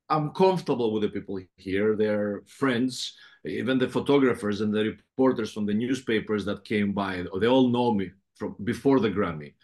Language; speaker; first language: English; non-native, fluent; Greek